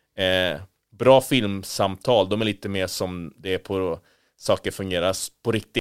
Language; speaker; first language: Swedish; early bilingual, other home language; Spanish